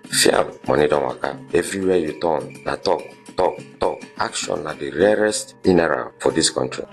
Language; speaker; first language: Nigerian Pidgin; native; Nigerian Pidgin